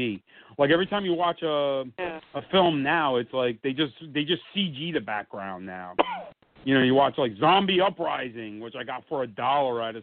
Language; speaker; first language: English; native; English